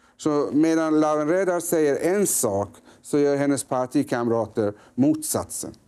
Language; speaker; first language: Swedish; early bilingual, other home language; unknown